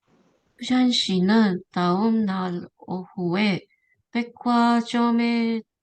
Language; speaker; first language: Korean; non-native, learner; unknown